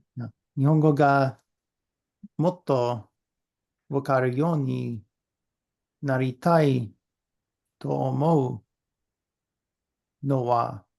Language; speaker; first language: Japanese; non-native, learner; English